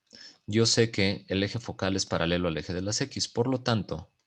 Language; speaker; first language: Spanish; native; Spanish